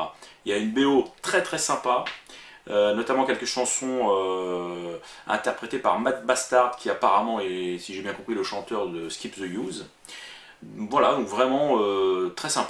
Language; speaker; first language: French; native; French